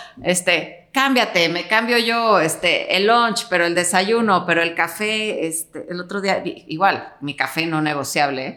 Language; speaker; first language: Spanish; native; Spanish